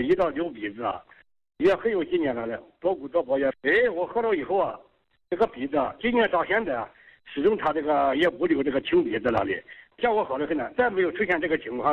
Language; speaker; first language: Chinese; native; Chinese